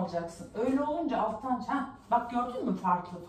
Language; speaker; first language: Turkish; native; Turkish